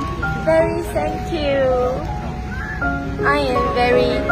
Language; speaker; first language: English; non-native, learner; Vietnamese